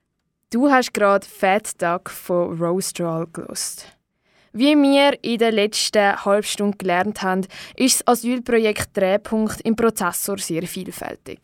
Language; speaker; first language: German; native; German